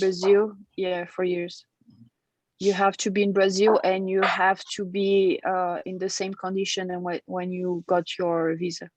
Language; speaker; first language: English; non-native, fluent; French